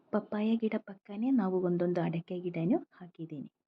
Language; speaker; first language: Kannada; non-native, local second language; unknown